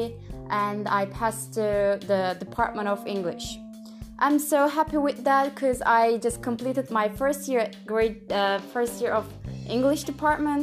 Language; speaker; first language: English; non-native, fluent; Turkish